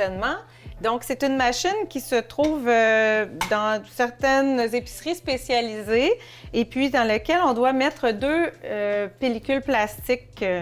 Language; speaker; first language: French; native; French